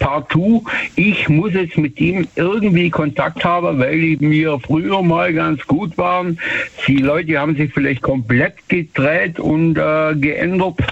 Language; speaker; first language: German; native; German